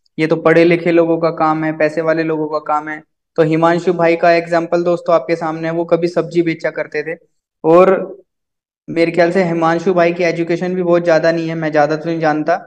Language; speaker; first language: Hindi; native; Hindi